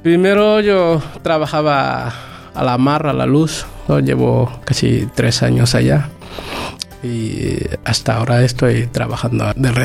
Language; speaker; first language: Spanish; non-native, learner; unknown